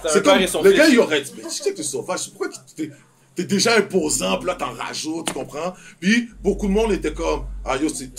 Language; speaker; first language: French; native; French